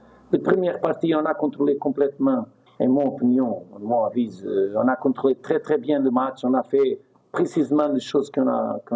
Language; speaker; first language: French; non-native, fluent; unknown